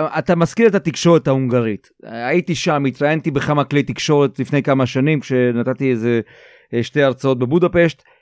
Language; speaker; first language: Hebrew; native; Hebrew